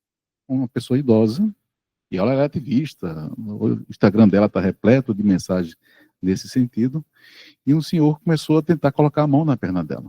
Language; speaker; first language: Portuguese; native; Portuguese